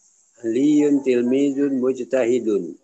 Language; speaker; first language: Arabic; non-native, learner; Indonesian